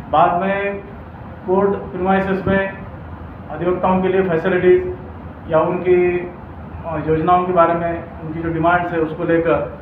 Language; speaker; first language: Hindi; non-native, local second language; Marathi